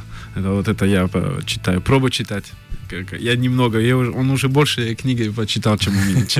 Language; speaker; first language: Russian; early bilingual, heritage; French